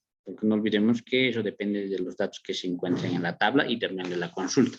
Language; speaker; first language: Spanish; native; Spanish